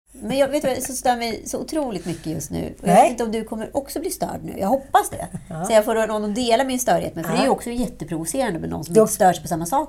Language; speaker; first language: Swedish; native; Swedish